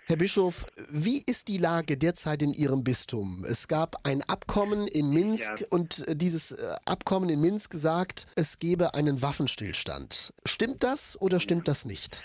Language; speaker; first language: German; native; German